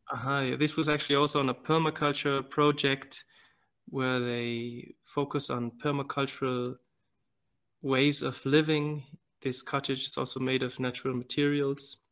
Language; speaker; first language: English; non-native, fluent; German